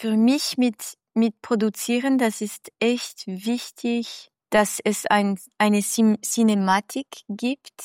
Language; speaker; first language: German; non-native, fluent; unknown